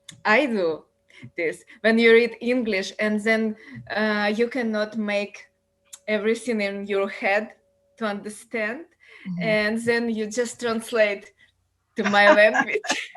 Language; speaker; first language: English; non-native, learner; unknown